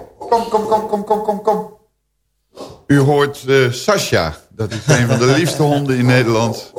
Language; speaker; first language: Dutch; native; Dutch